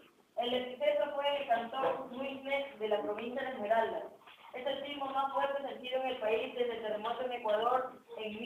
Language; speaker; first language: Spanish; native; Spanish